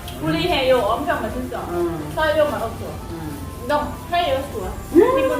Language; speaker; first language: Korean; non-native, learner; Thai